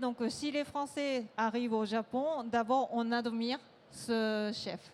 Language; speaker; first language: French; non-native, fluent; Japanese